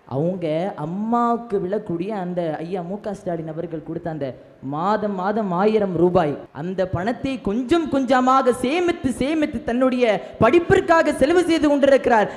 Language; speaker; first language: Tamil; non-native, local second language; Malayalam